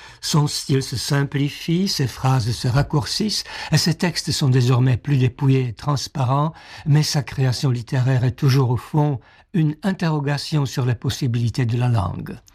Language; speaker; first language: French; non-native, fluent; Czech